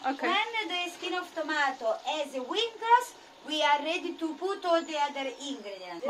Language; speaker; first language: English; non-native, learner; Italian